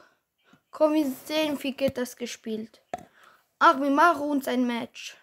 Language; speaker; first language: German; non-native, learner; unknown